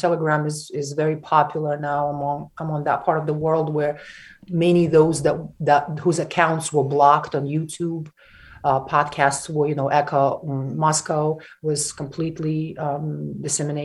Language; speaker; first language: English; non-native, fluent; Russian